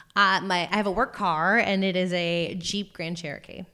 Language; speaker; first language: English; native; English